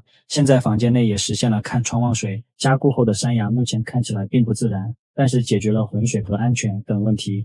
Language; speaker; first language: Chinese; native; Chinese